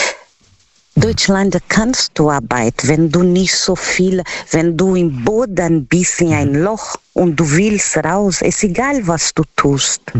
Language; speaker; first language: German; non-native, learner; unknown